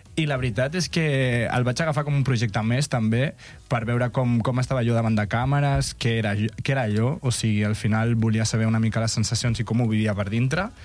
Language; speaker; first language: Catalan; non-native, local second language; Spanish